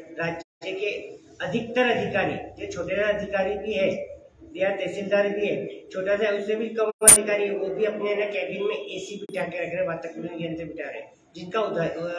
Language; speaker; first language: Hindi; native; Hindi